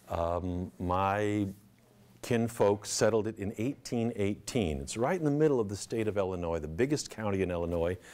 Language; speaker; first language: English; native; English